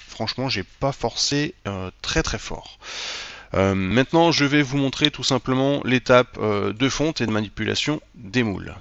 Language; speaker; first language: French; native; French